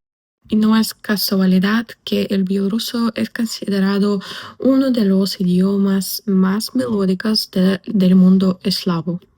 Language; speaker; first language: Spanish; non-native, fluent; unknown